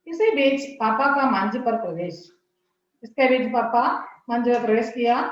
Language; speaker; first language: Hindi; non-native, local second language; Malayalam